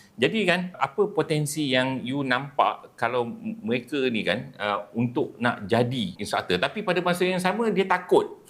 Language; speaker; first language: Malay; native; Malay